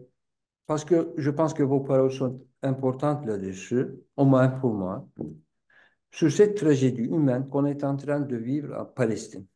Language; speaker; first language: French; non-native, fluent; Turkish